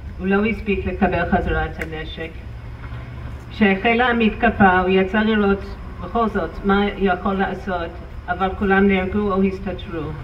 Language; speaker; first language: Hebrew; non-native, fluent; English